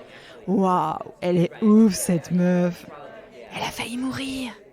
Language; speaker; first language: French; native; French